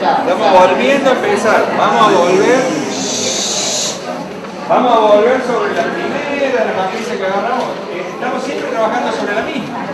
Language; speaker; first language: Spanish; native; Spanish